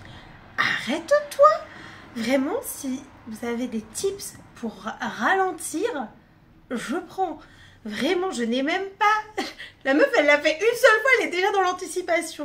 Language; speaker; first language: French; native; French